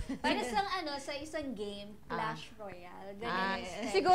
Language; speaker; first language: Filipino; native; Filipino